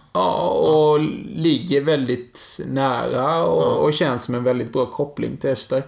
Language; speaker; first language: Swedish; native; Swedish